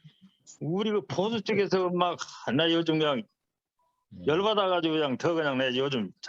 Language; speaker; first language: Korean; native; Korean